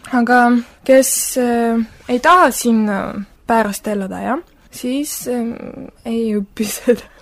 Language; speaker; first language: Estonian; non-native, local second language; Russian